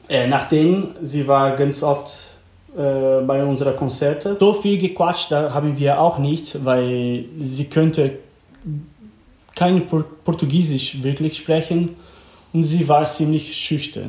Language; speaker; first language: German; non-native, learner; Portuguese